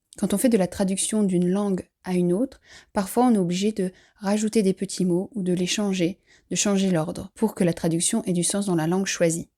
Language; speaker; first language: French; native; French